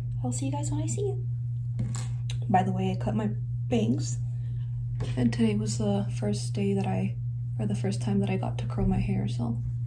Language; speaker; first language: English; early bilingual, other home language; Spanish